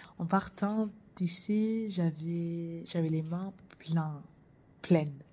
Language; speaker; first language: French; non-native, learner; English